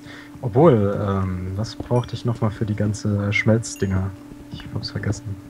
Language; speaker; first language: German; native; German